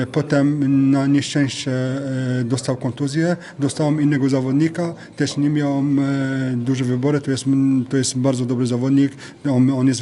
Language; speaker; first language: Polish; non-native, fluent; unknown